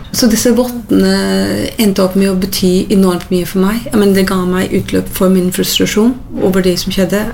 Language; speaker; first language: Norwegian; non-native, fluent; English